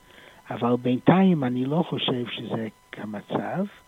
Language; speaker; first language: Hebrew; non-native, fluent; English